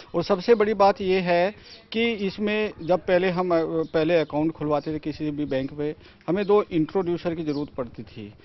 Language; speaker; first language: Hindi; native; Hindi